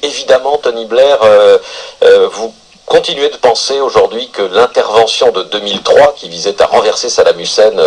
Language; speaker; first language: French; native; French